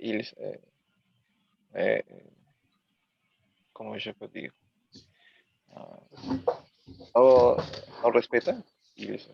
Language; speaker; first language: French; non-native, learner; Spanish